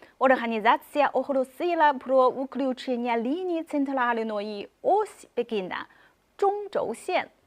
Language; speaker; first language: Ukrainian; non-native, fluent; Chinese